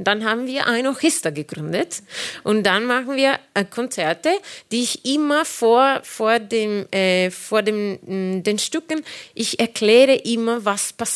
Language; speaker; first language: German; non-native, fluent; Spanish